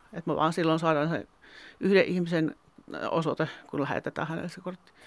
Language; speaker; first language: Finnish; native; Finnish